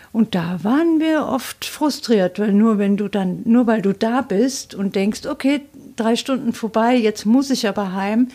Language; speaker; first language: German; native; German